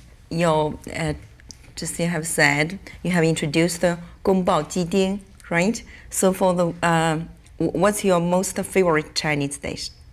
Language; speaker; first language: English; non-native, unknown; Chinese